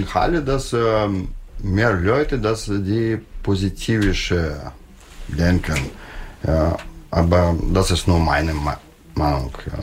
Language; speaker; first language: German; non-native, learner; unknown